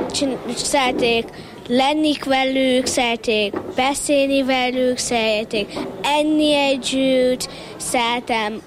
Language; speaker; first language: Hungarian; early bilingual, heritage; English